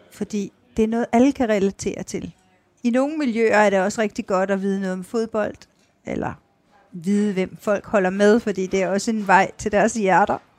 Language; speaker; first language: Danish; native; Danish